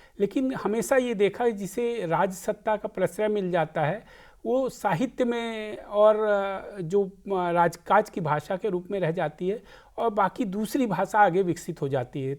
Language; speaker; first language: Hindi; native; Hindi